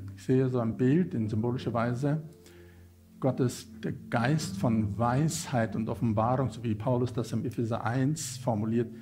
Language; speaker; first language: German; non-native, fluent; Afrikaans